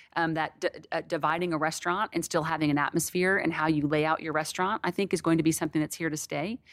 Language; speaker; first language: English; native; English